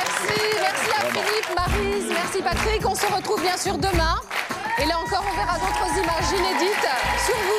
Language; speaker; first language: French; native; French